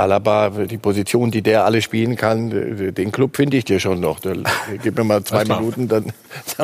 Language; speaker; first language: German; native; German